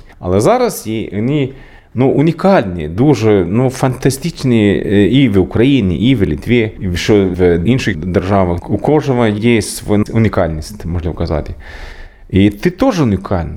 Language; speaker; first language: Ukrainian; non-native, learner; Swedish